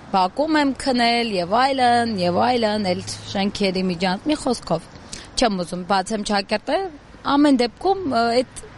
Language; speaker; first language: Armenian; native; Armenian